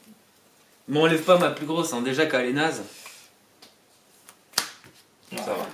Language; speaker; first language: French; native; French